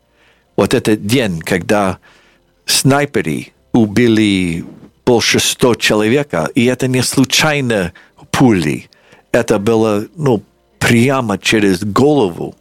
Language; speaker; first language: Russian; non-native, fluent; English